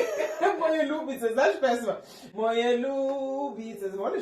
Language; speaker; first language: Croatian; non-native, fluent; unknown